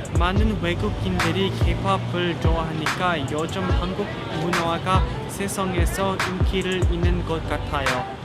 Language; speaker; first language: Korean; early bilingual, other home language; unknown